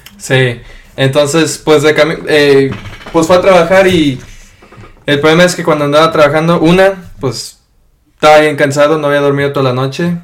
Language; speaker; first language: Spanish; early bilingual, heritage; Spanish